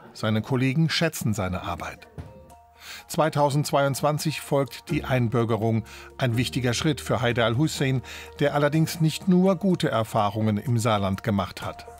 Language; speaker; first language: German; native; German